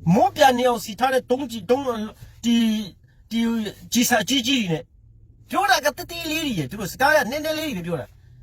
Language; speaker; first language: Burmese; non-native, local second language; Hakha Chin